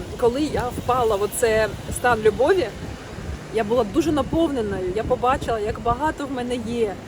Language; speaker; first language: Ukrainian; non-native, local second language; Russian